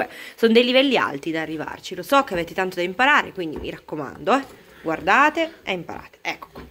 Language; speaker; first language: Italian; native; Italian